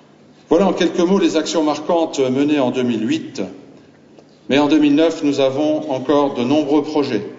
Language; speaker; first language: French; native; French